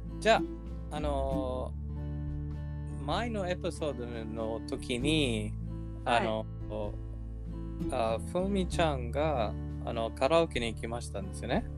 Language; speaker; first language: Japanese; non-native, learner; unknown